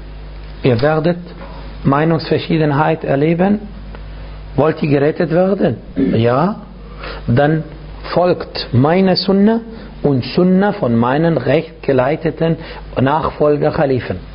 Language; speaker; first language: German; non-native, fluent; Arabic